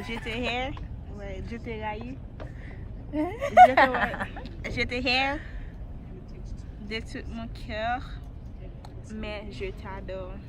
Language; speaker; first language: French; non-native, learner; Haitian Creole